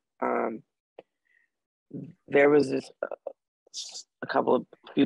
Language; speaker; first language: English; native; English